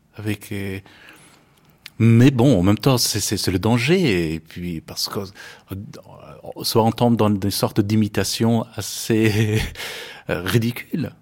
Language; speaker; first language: French; non-native, fluent; Persian